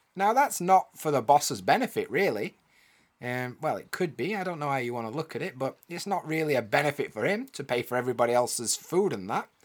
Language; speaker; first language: English; native; English